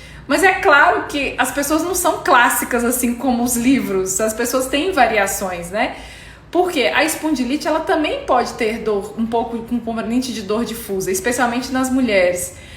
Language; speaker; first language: Portuguese; native; Portuguese